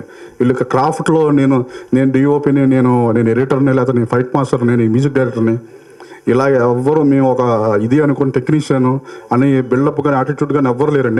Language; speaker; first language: Telugu; native; Telugu